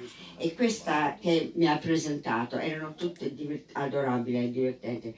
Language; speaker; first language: Italian; non-native, fluent; English